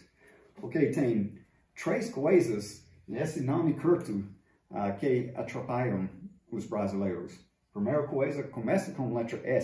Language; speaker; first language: Portuguese; non-native, fluent; English